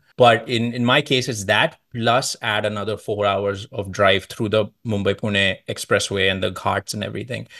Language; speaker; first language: English; non-native, local second language; Marathi